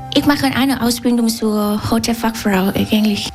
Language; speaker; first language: German; non-native, learner; Vietnamese